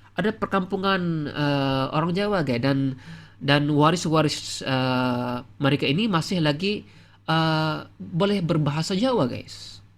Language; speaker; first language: Malay; native; Malay